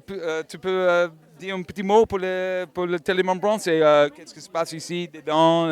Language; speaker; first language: French; non-native, learner; English